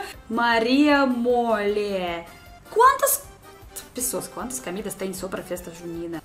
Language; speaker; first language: Portuguese; non-native, learner; Russian